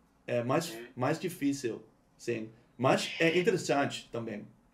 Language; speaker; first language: Portuguese; non-native, learner; Dutch